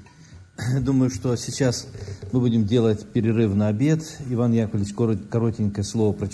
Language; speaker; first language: Russian; native; Russian